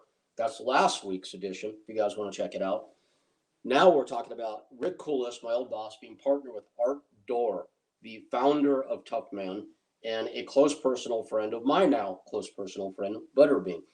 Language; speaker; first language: English; native; English